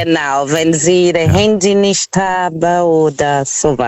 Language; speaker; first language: German; non-native, fluent; Portuguese